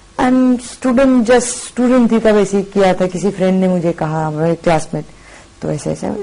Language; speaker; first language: Hindi; non-native, local second language; Bangla